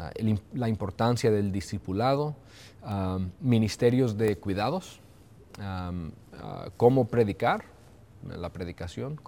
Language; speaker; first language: Spanish; early bilingual, heritage; Spanish